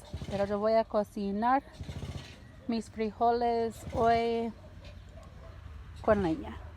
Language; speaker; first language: Spanish; non-native, learner; English